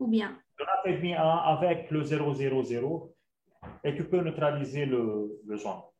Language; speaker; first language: French; non-native, local second language; Arabic